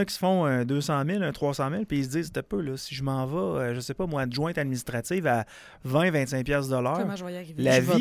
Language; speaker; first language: French; native; French